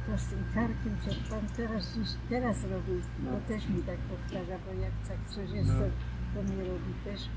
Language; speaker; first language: Polish; non-native, local second language; German